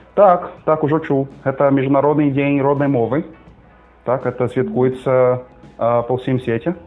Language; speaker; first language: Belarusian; non-native, fluent; Portuguese